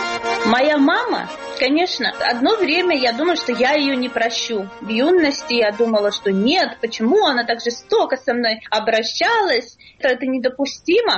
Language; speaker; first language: Russian; native; Russian